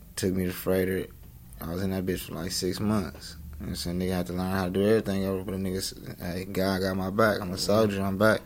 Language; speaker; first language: English; native; English